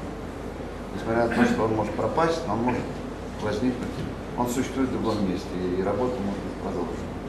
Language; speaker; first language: Russian; native; Russian